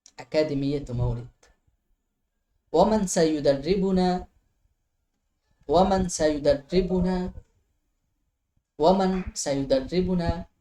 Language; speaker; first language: Arabic; non-native, fluent; Bangla